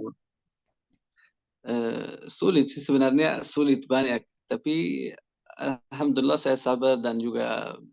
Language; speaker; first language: Indonesian; non-native, learner; Persian